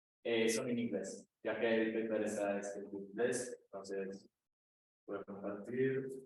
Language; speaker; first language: Spanish; non-native, learner; Italian